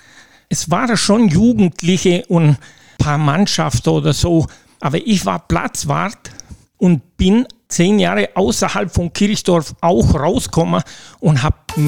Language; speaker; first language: German; non-native, local second language; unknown